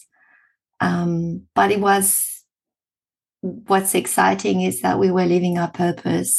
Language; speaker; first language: English; non-native, fluent; French